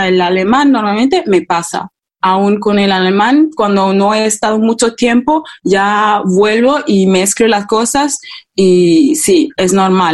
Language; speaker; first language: English; non-native, fluent; German